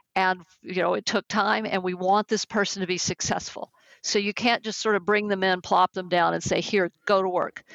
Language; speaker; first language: English; native; English